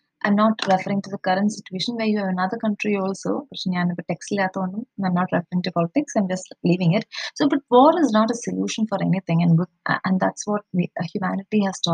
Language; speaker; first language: English; non-native, local second language; Malayalam